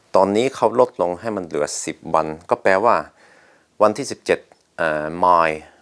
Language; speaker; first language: Thai; non-native, fluent; Norwegian